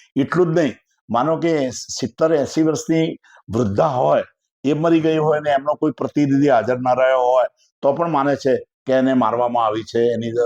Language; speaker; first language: Gujarati; native; Gujarati